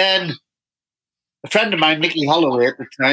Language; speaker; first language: English; native; English